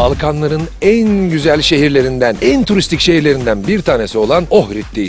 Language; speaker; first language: Turkish; native; Turkish